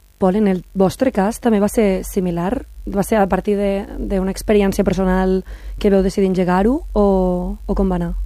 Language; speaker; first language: Catalan; native; Catalan